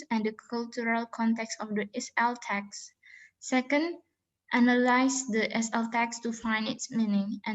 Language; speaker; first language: English; non-native, learner; Indonesian